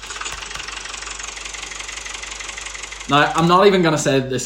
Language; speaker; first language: English; native; English